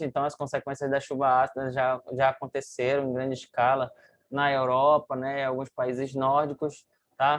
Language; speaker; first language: Portuguese; native; Portuguese